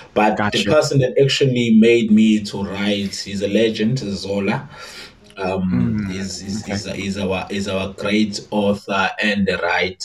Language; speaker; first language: English; non-native, local second language; Zulu